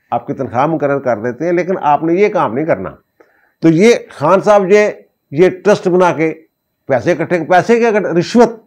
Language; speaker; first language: Urdu; non-native, local second language; Punjabi